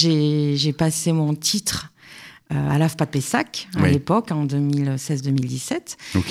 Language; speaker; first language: French; native; French